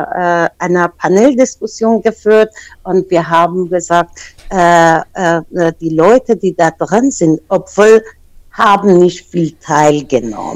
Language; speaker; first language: German; non-native, fluent; Persian